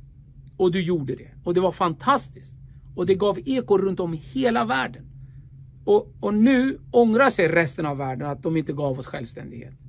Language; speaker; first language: Swedish; early bilingual, other home language; Kurdish